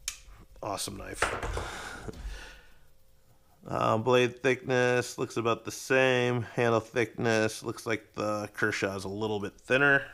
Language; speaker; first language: English; native; English